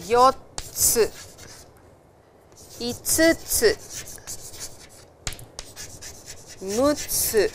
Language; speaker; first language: Japanese; non-native, fluent; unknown